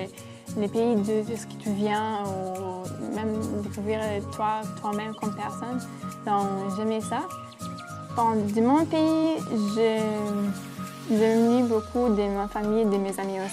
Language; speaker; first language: French; non-native, fluent; Italian